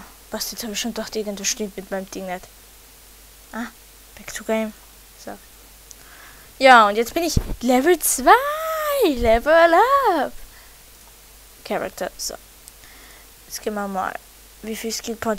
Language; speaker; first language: German; native; German